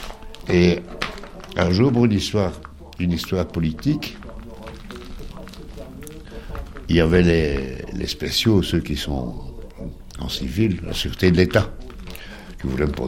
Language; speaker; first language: French; native; French